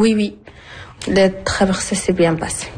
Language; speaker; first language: French; non-native, learner; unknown